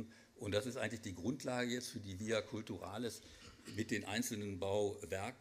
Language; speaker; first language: German; native; German